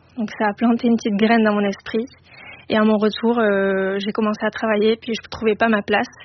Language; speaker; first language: French; native; French